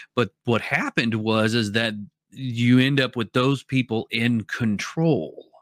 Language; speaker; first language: English; native; English